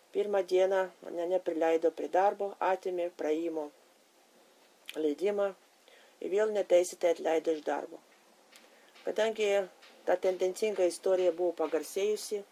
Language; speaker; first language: Lithuanian; early bilingual, other home language; Russian